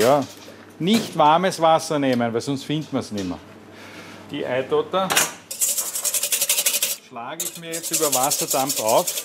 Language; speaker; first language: German; native; German